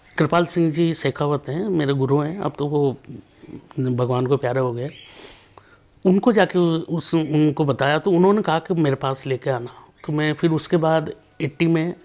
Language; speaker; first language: Hindi; native; Hindi